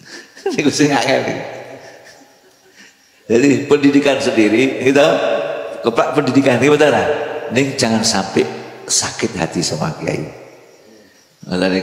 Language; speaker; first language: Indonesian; non-native, local second language; Javanese